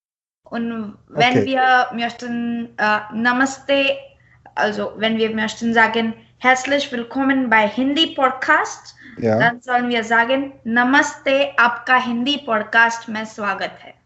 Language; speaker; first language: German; non-native, fluent; Marathi